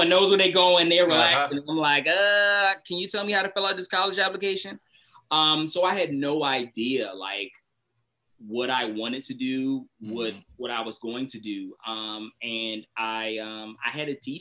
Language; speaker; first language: English; native; English